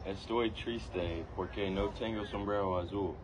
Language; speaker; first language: Spanish; non-native, learner; English